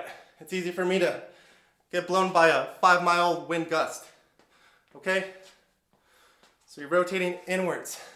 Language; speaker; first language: English; native; English